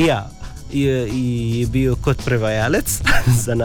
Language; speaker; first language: Slovenian; non-native, learner; English